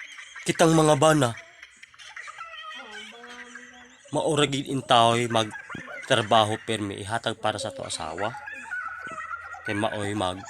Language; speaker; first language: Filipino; non-native, local second language; Cebuano